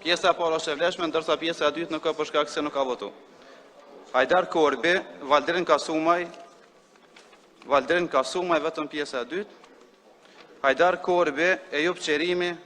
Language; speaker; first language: Albanian; native; Albanian